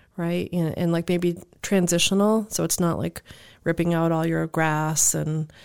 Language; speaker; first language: English; native; English